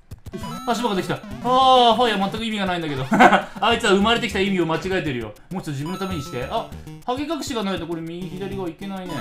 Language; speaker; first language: Japanese; native; Japanese